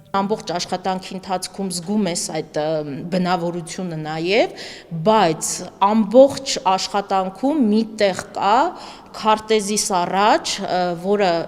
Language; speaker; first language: Armenian; native; Armenian